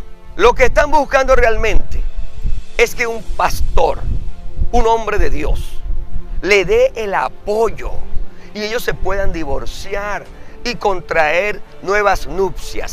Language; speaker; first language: Spanish; native; Spanish